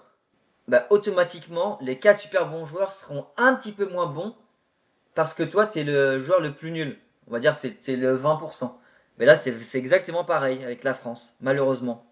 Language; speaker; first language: French; native; French